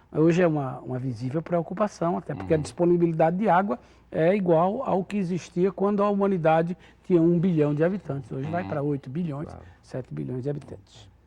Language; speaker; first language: Portuguese; native; Portuguese